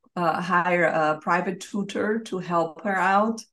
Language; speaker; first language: English; non-native, fluent; Portuguese